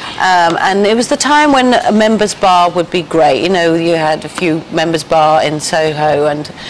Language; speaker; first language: English; native; English